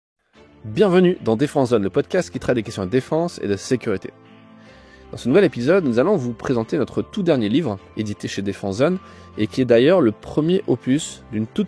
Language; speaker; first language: French; native; French